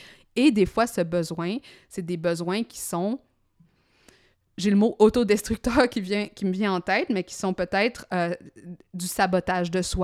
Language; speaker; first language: French; native; French